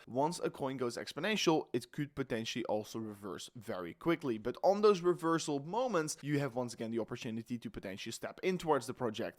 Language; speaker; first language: English; non-native, fluent; Dutch